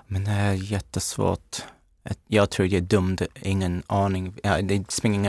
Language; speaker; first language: Swedish; non-native, learner; English